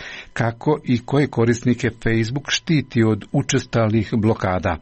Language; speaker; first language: Croatian; native; Croatian